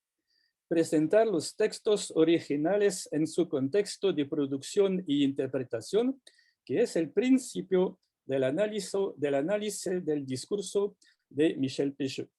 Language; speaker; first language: Spanish; non-native, fluent; French